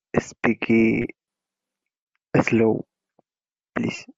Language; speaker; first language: English; non-native, learner; Spanish